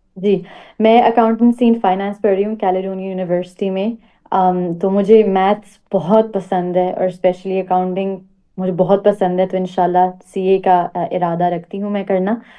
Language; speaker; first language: Urdu; native; Urdu